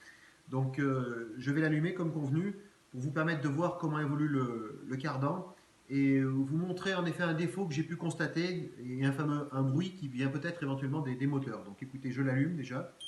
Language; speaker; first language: French; native; French